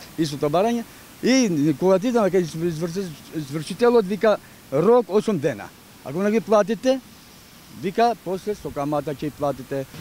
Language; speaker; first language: Macedonian; native; Macedonian